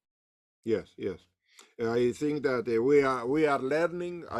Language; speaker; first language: English; non-native, learner; Spanish